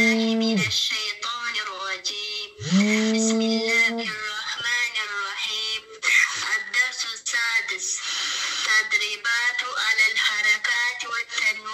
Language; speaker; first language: Arabic; non-native, learner; Amharic